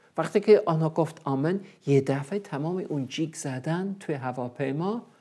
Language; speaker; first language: Persian; non-native, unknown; English